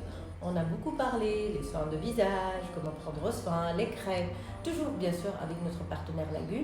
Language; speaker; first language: French; non-native, local second language; Arabic